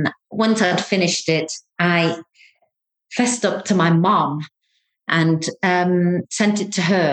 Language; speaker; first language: English; native; English